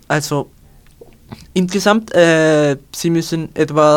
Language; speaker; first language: German; non-native, learner; Spanish